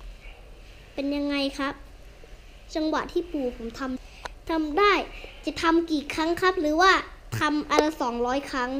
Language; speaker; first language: Thai; native; Thai